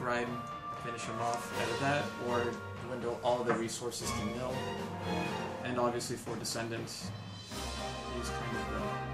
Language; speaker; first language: English; native; English